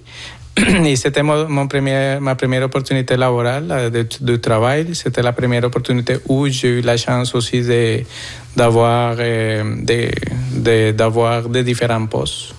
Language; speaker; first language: French; non-native, fluent; Spanish